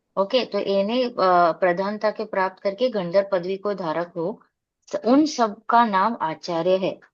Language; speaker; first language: Hindi; non-native, local second language; Gujarati